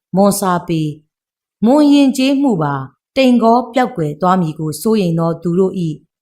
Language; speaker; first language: Burmese; native; Burmese